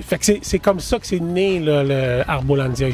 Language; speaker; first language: French; native; French